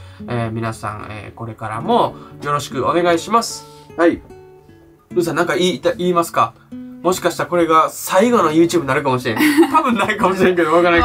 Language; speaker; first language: Japanese; native; Japanese